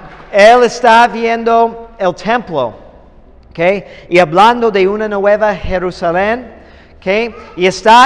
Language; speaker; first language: Spanish; non-native, fluent; English